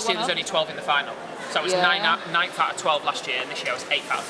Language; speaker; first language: English; native; English